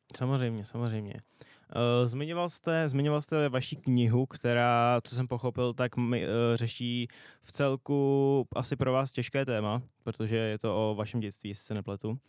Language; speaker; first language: Czech; native; Czech